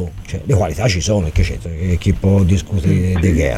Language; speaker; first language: Italian; native; Italian